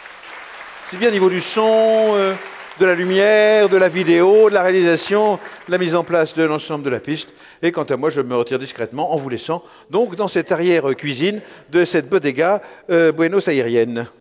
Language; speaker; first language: French; native; French